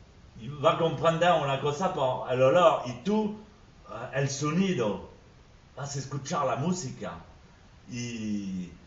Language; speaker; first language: Spanish; non-native, fluent; French